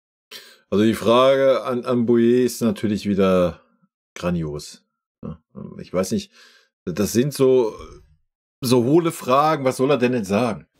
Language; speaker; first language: German; native; German